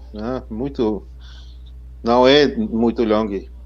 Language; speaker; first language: Portuguese; non-native, fluent; Spanish